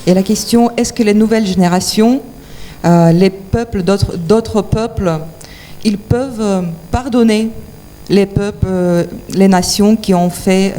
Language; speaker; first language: French; non-native, fluent; Ukrainian